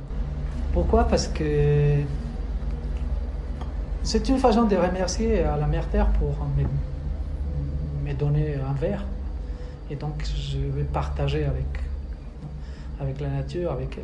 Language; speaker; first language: French; non-native, fluent; Spanish